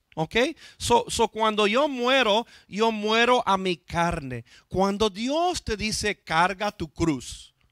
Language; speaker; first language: Spanish; non-native, fluent; English